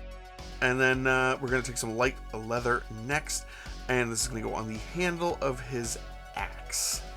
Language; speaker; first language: English; native; English